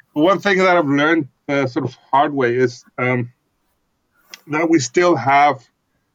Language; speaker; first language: English; non-native, fluent; Icelandic